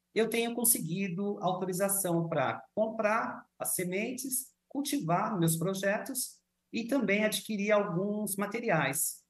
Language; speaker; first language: Portuguese; native; Portuguese